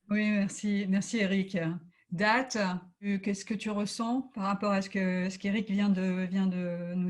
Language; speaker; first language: French; native; French